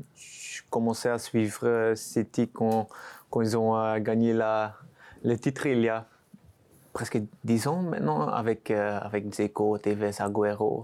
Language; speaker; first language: French; non-native, local second language; Dutch